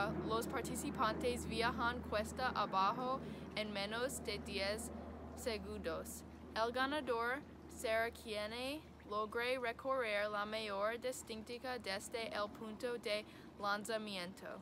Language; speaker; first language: Spanish; non-native, learner; English